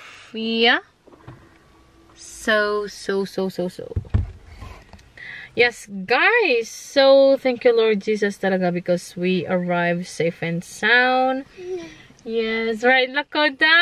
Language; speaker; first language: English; non-native, local second language; Filipino